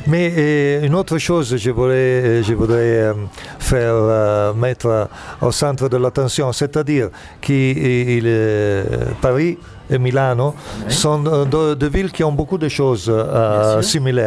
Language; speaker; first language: French; non-native, fluent; Italian